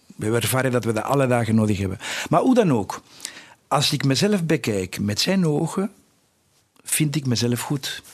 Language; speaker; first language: Dutch; non-native, fluent; Spanish